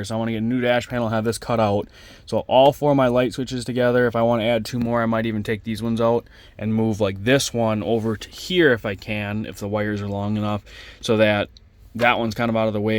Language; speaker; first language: English; native; English